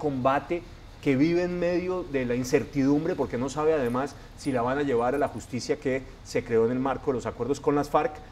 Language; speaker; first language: Spanish; native; Spanish